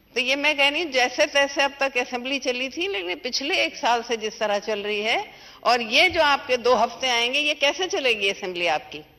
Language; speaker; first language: Urdu; native; Urdu